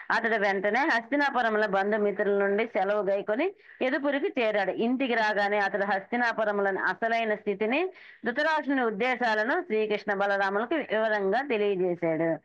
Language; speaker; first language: Telugu; native; Telugu